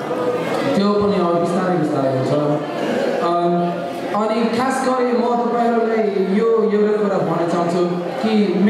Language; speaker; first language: Nepali; non-native, fluent; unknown